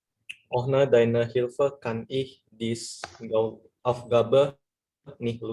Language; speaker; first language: German; non-native, learner; Indonesian